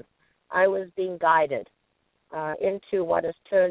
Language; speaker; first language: English; native; English